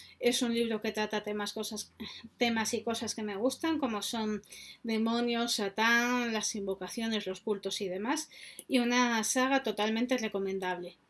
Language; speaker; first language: Spanish; native; Spanish